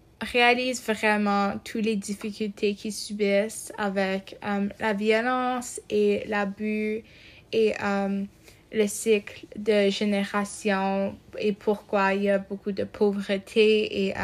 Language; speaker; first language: French; non-native, local second language; English